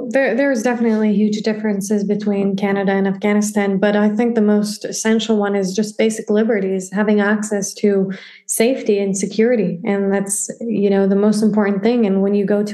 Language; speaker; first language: English; native; English